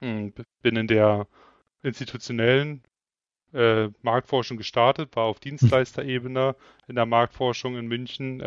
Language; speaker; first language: German; native; German